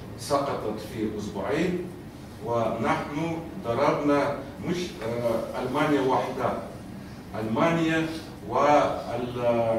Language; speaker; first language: Arabic; non-native, fluent; Russian